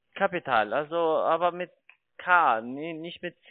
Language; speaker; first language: German; non-native, fluent; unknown